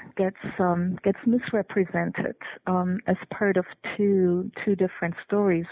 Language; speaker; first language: English; non-native, fluent; German